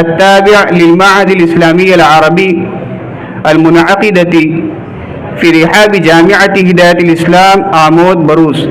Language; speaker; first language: Arabic; non-native, fluent; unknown